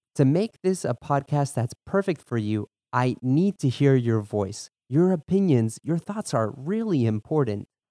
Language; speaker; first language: English; native; English